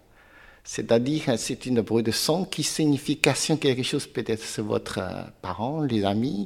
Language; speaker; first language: French; non-native, learner; Chinese